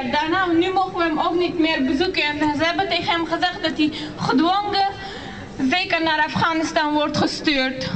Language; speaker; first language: Dutch; early bilingual, other home language; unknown